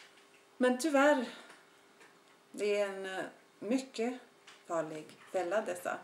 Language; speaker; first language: Swedish; non-native, fluent; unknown